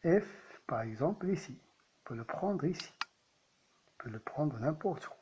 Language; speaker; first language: French; non-native, local second language; Arabic